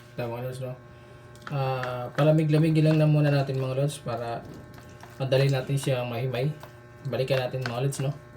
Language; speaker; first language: Filipino; non-native, local second language; Cebuano